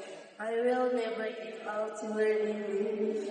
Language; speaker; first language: English; non-native, learner; Indonesian